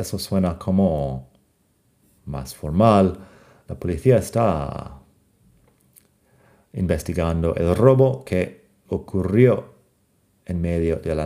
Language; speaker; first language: Spanish; non-native, fluent; English